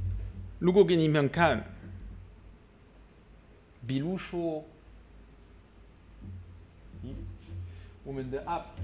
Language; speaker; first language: Chinese; non-native, learner; French